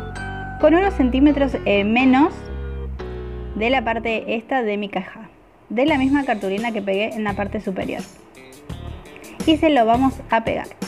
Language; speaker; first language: Spanish; native; Spanish